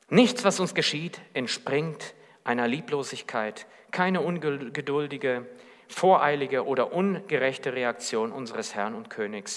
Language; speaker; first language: German; native; German